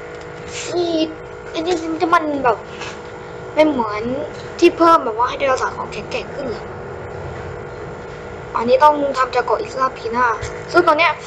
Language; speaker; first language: Thai; native; Thai